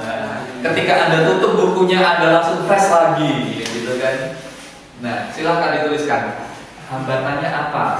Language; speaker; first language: Indonesian; native; Indonesian